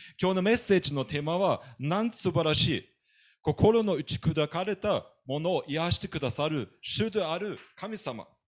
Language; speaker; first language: Japanese; non-native, fluent; German